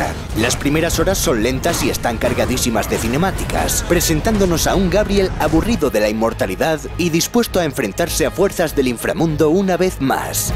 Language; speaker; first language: Spanish; native; Spanish